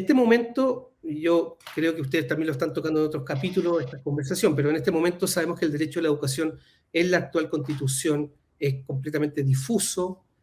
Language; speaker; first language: Spanish; native; Spanish